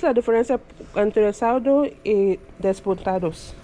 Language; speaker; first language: Spanish; non-native, learner; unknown